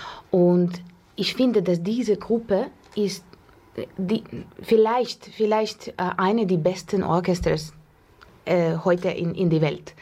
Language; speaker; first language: German; non-native, learner; Russian